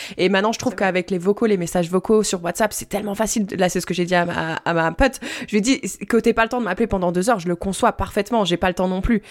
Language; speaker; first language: French; native; French